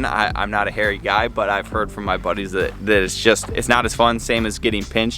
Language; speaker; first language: English; native; English